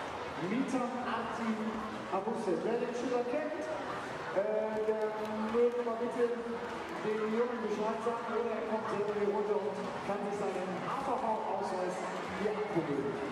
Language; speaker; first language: German; native; German